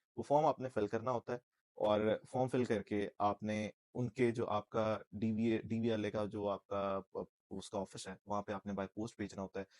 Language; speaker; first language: Urdu; non-native, local second language; Punjabi